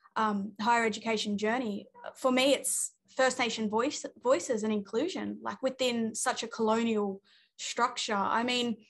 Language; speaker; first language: English; native; English